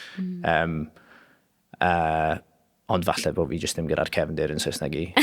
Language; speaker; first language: Welsh; non-native, local second language; English